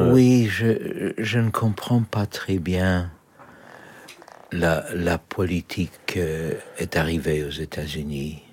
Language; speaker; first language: French; non-native, learner; Polish